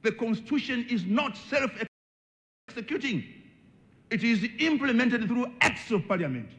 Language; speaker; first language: English; non-native, local second language; Swahili